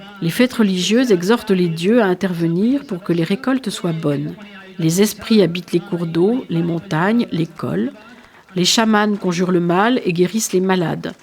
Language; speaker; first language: French; native; French